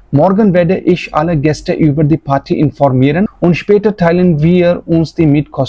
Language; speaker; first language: German; non-native, fluent; Hindi